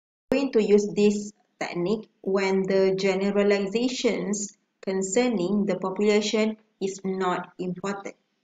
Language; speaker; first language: English; non-native, local second language; Malay